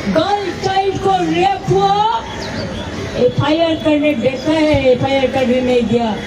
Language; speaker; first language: Hindi; non-native, local second language; Bangla